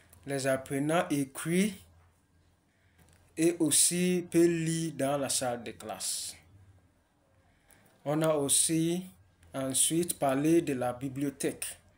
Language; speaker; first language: French; non-native, learner; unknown